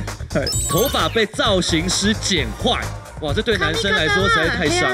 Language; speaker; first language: Chinese; native; Chinese